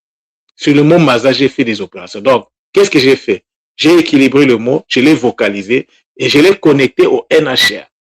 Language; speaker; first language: French; non-native, local second language; Kongo